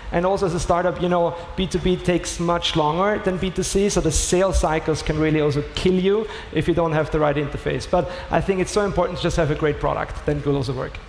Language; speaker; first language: English; non-native, fluent; German